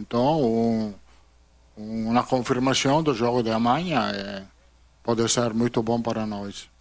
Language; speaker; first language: Portuguese; non-native, learner; Italian